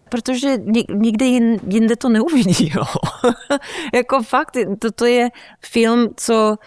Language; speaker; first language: Czech; early bilingual, heritage; Czech